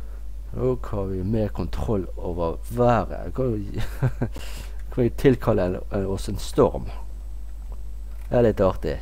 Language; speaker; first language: Norwegian; native; Norwegian